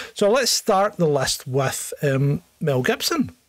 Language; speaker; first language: English; native; English